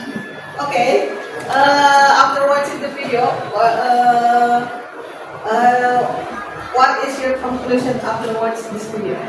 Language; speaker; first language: English; non-native, learner; Indonesian